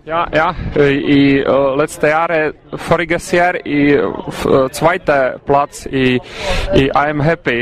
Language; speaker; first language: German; non-native, learner; Slovak